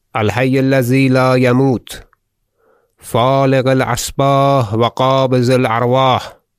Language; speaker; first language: Arabic; non-native, fluent; Persian